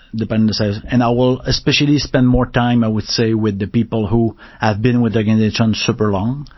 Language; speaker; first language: English; non-native, fluent; French